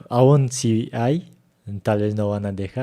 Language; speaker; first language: Spanish; non-native, learner; Turkish